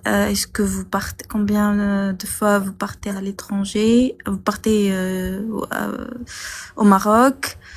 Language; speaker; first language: French; non-native, local second language; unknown